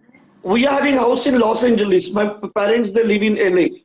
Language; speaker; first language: English; non-native, fluent; Hindi